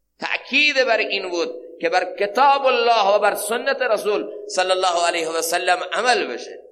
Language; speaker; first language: Persian; non-native, local second language; Central Kurdish